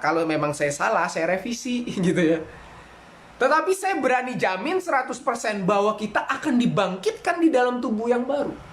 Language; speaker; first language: Indonesian; native; Indonesian